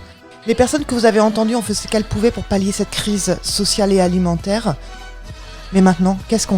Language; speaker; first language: French; native; French